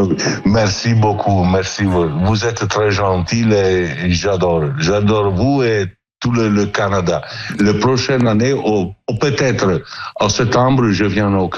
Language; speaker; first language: French; non-native, learner; Italian